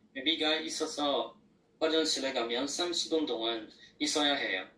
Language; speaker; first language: Korean; non-native, learner; Chinese